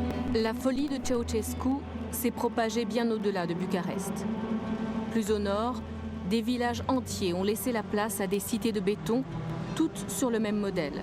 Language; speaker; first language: French; native; French